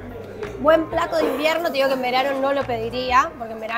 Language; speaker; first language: Spanish; native; Spanish